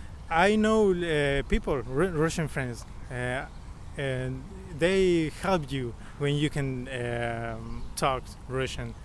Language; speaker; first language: English; non-native, learner; Spanish